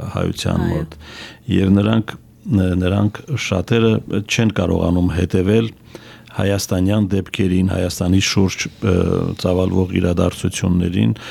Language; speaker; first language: Armenian; native; Armenian